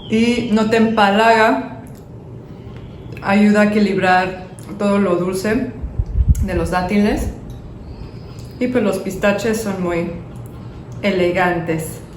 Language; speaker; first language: Spanish; non-native, fluent; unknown